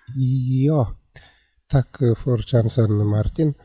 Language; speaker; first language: Swedish; non-native, learner; Tigrinya